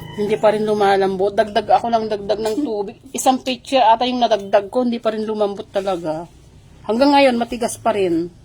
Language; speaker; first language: Filipino; non-native, local second language; Iloko